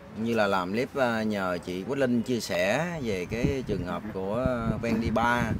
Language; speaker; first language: Vietnamese; native; Vietnamese